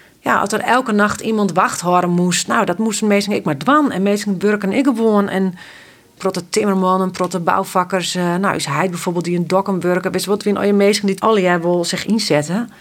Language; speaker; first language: Dutch; non-native, local second language; Western Frisian